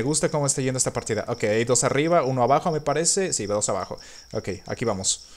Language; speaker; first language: Spanish; native; Spanish